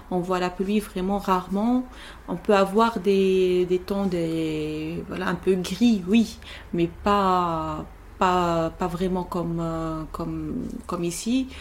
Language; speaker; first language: French; non-native, local second language; Arabic